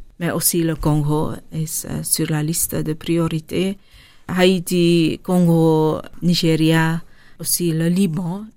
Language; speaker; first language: French; non-native, local second language; Dutch